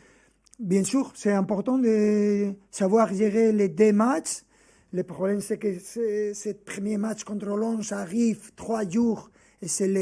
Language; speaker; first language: French; non-native, fluent; Spanish